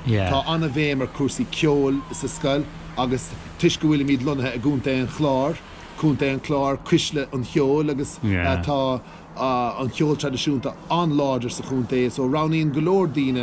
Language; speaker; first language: Irish; native; Irish